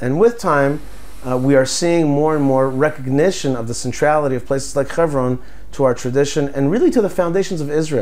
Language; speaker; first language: English; early bilingual, other home language; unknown